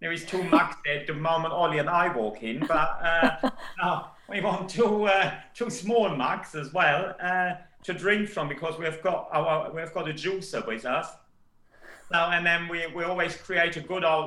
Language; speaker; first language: English; non-native, fluent; German